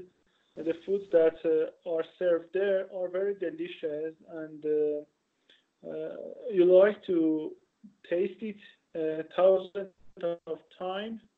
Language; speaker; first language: English; non-native, learner; Persian